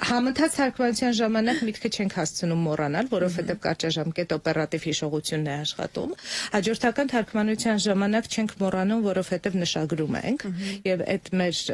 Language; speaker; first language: Armenian; native; Armenian